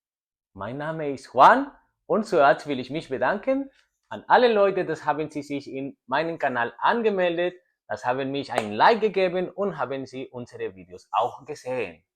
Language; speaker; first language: German; non-native, learner; Spanish